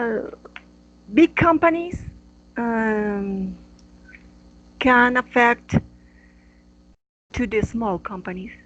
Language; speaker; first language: English; non-native, learner; Spanish